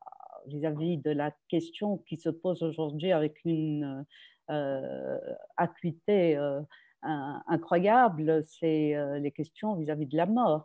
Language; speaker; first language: French; non-native, local second language; Arabic